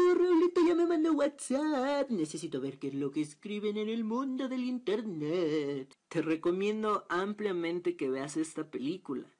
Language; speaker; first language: Spanish; native; Spanish